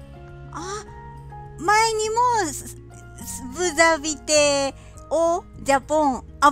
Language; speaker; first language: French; non-native, learner; Japanese